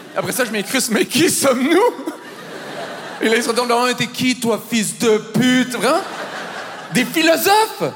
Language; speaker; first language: French; native; French